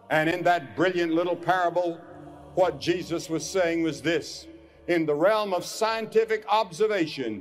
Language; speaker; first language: English; native; English